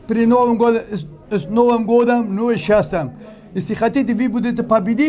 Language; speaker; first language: Russian; non-native, learner; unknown